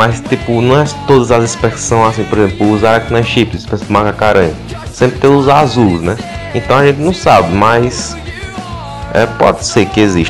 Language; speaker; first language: Portuguese; native; Portuguese